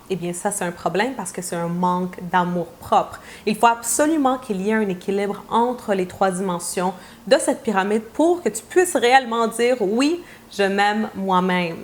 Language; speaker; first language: French; native; French